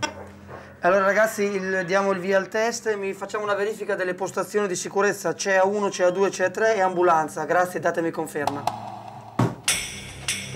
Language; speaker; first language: Italian; native; Italian